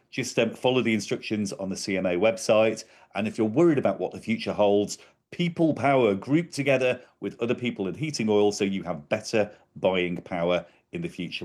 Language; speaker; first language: English; native; English